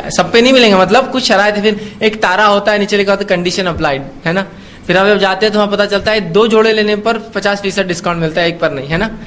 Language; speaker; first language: Urdu; native; Urdu